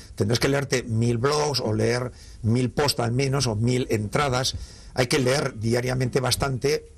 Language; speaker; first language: Spanish; native; Spanish